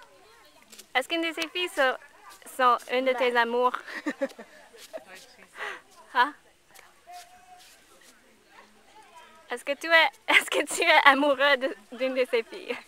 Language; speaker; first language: French; non-native, learner; English